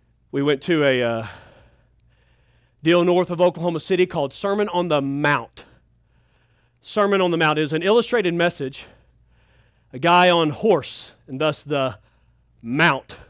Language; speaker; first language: English; native; English